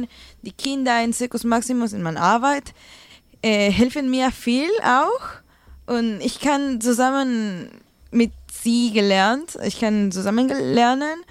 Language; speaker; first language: German; non-native, learner; Spanish